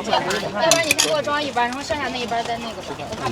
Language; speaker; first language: Chinese; native; Chinese